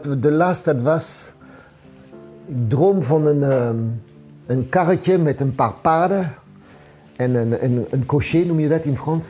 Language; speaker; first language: Dutch; non-native, fluent; French